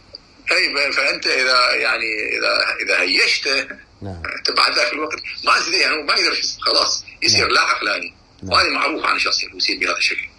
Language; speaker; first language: Arabic; native; Arabic